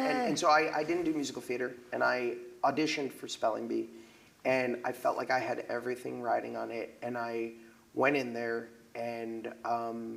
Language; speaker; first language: English; native; English